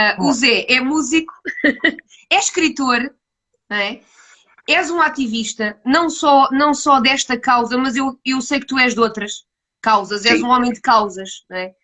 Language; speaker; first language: Portuguese; native; Portuguese